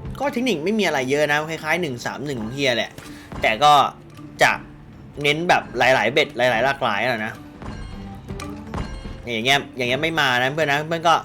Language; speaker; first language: Thai; native; Thai